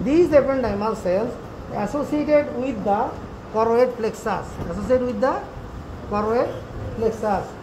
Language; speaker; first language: English; non-native, local second language; Bangla